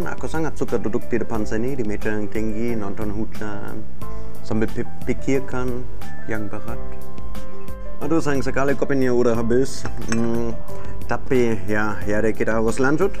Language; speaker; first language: Indonesian; non-native, fluent; German